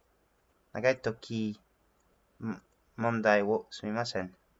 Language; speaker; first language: Japanese; non-native, learner; English